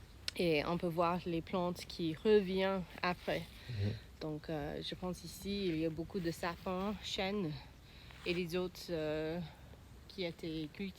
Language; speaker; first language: French; non-native, learner; English